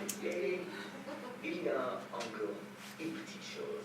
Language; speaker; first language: French; non-native, learner; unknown